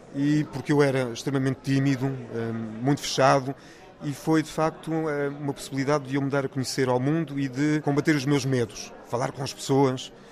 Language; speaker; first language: Portuguese; early bilingual, other home language; French